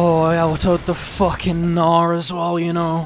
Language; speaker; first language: English; native; English